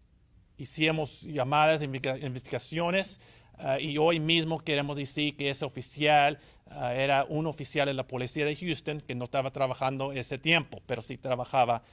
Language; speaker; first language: Spanish; early bilingual, heritage; English